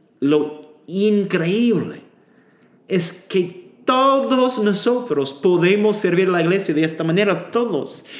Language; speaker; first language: Spanish; non-native, fluent; English